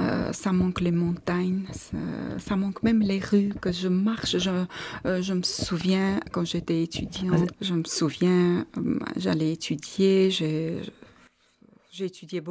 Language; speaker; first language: French; non-native, fluent; Armenian